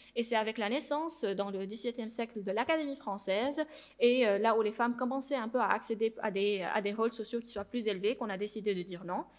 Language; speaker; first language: French; non-native, local second language; Arabic